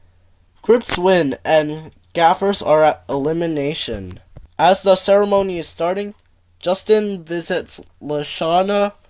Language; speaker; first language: English; native; English